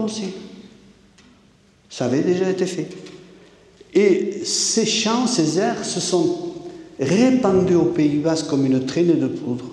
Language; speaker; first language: French; native; French